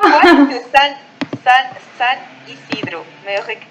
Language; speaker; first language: French; non-native, fluent; Spanish